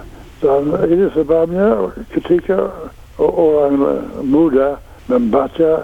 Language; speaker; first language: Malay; non-native, learner; English